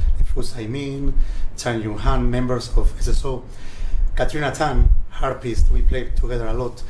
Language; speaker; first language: English; non-native, fluent; Spanish